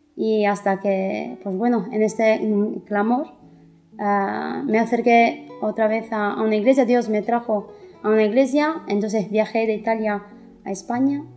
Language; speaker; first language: Spanish; non-native, fluent; Italian